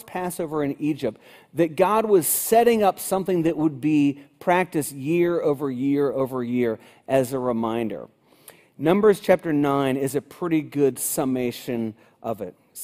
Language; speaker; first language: English; native; English